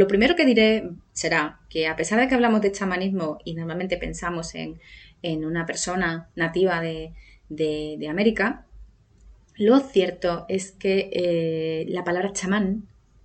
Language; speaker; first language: Spanish; native; Spanish